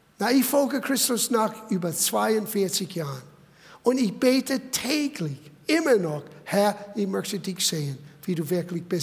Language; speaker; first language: German; non-native, fluent; English